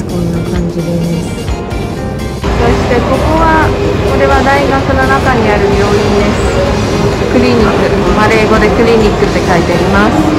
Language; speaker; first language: Japanese; non-native, fluent; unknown